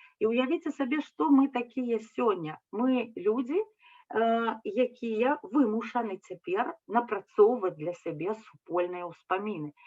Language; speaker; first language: Belarusian; native; Belarusian